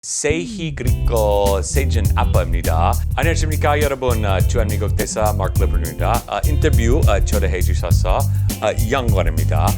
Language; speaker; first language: Korean; non-native, learner; English